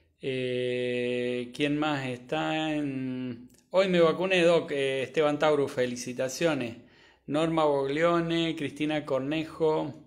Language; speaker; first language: Spanish; native; Spanish